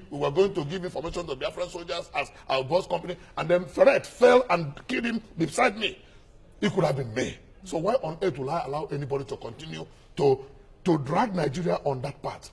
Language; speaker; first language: English; non-native, local second language; Igbo